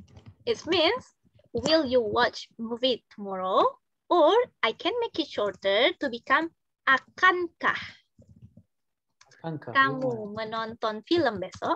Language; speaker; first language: English; non-native, fluent; Indonesian